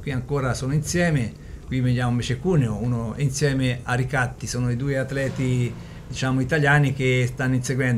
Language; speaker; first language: Italian; native; Italian